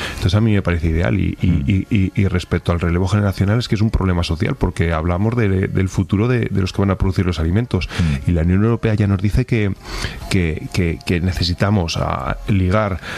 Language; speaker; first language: Spanish; native; Spanish